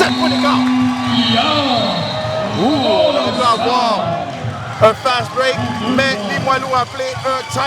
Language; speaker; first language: French; native; French